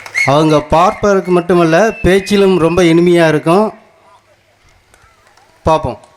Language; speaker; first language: Tamil; native; Tamil